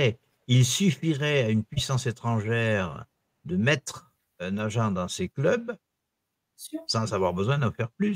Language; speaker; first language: French; native; French